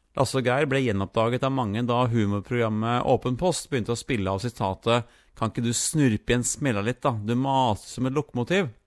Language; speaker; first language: Norwegian; native; Norwegian